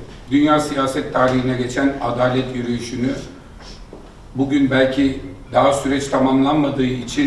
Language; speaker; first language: Turkish; native; Turkish